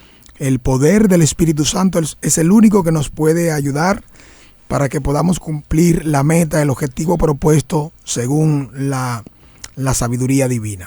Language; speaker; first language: Spanish; native; Spanish